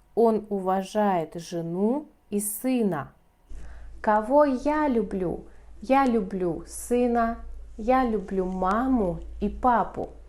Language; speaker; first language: Russian; native; Russian